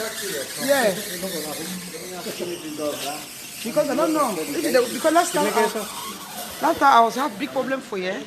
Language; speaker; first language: English; non-native, learner; French